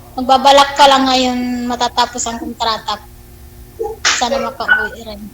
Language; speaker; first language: Filipino; non-native, local second language; Waray